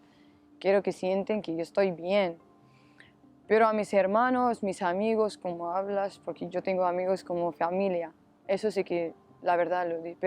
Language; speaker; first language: Spanish; non-native, learner; Arabic